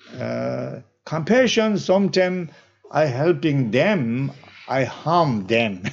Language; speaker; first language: English; non-native, learner; Tibetan